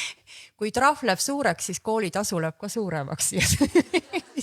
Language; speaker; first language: Estonian; native; Estonian